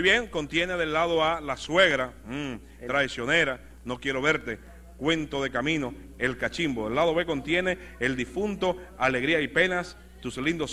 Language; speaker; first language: Spanish; native; Spanish